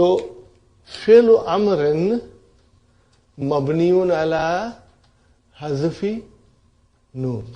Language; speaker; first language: Arabic; non-native, fluent; Urdu